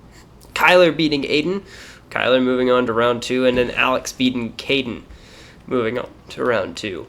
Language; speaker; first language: English; native; English